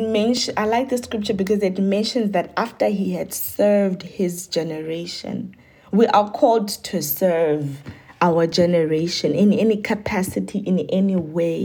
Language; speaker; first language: English; non-native, local second language; Tsonga